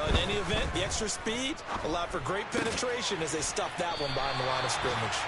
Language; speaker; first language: English; native; English